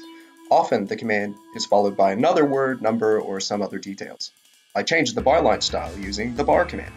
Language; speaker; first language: English; native; English